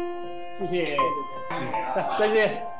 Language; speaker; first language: Chinese; non-native, learner; Korean